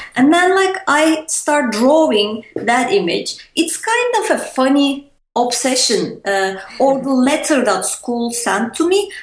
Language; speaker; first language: English; non-native, fluent; Turkish